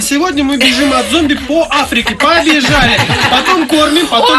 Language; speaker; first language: Russian; native; Russian